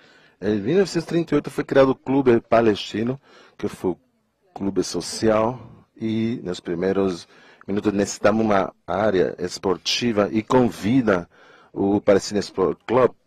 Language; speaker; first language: Portuguese; non-native, fluent; Spanish